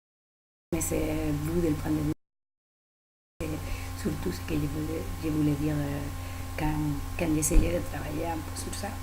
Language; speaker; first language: French; non-native, learner; Spanish